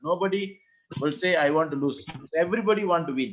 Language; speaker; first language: English; non-native, local second language; Tamil